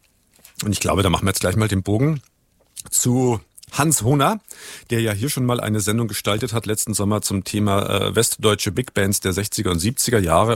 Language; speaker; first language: German; native; German